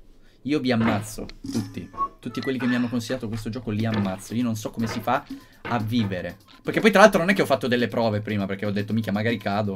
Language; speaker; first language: Italian; native; Italian